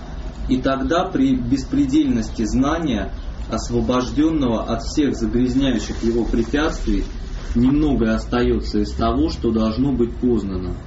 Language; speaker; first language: Russian; native; Russian